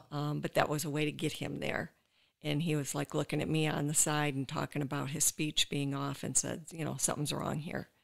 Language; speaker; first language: English; native; English